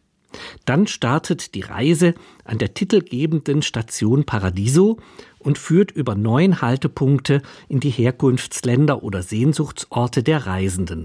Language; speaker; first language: German; native; German